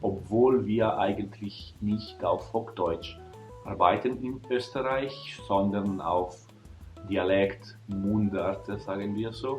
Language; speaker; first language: German; non-native, fluent; Italian